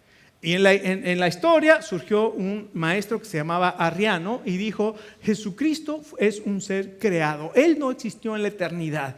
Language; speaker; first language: Spanish; native; Spanish